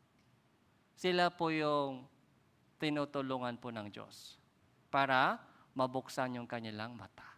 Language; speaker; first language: Filipino; non-native, fluent; Korean